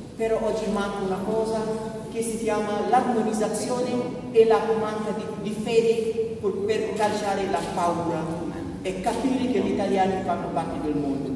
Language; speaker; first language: Italian; non-native, fluent; Wolof